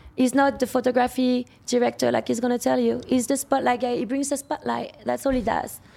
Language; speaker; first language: English; non-native, fluent; French